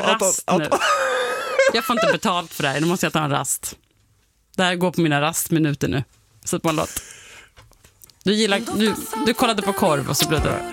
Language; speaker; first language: Swedish; native; Swedish